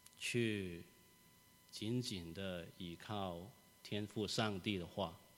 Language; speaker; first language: Chinese; non-native, local second language; Cantonese